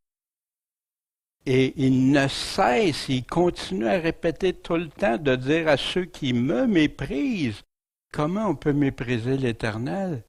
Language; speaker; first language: French; native; French